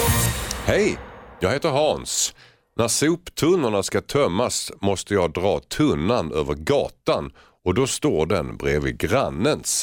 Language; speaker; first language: Swedish; native; Swedish